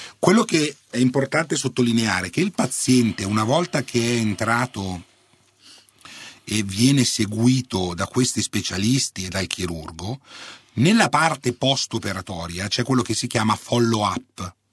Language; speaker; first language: Italian; native; Italian